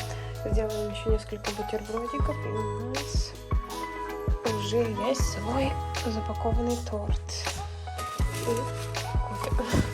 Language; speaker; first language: Russian; native; Russian